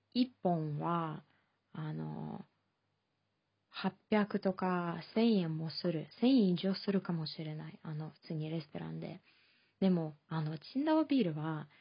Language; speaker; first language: Japanese; non-native, fluent; Chinese